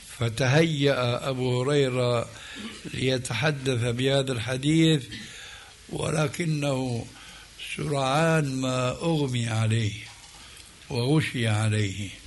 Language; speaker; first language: Arabic; native; Arabic